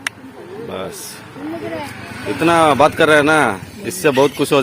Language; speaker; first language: Hindi; non-native, local second language; Kannada